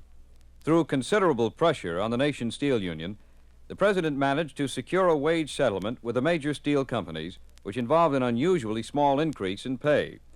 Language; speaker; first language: English; native; English